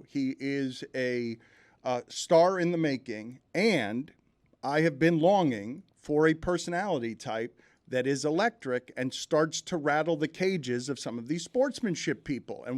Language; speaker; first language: English; native; English